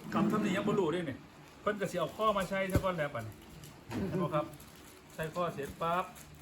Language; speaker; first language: Thai; native; Thai